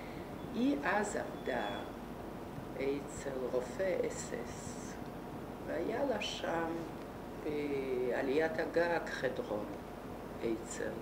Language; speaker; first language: Hebrew; non-native, fluent; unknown